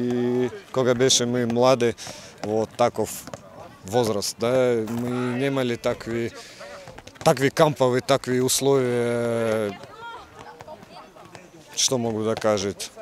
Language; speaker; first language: Macedonian; non-native, learner; Russian